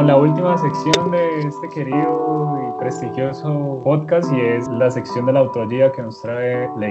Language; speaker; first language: Spanish; native; Spanish